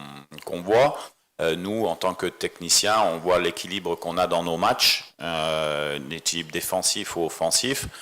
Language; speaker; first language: French; native; French